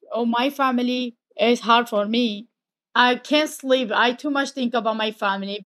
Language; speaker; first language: English; non-native, learner; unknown